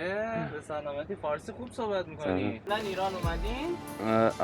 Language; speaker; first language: Persian; native; Persian